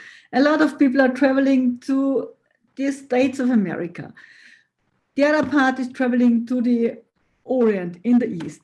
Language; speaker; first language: English; non-native, fluent; German